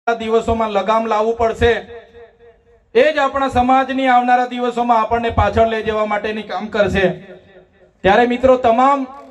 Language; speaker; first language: Gujarati; native; Gujarati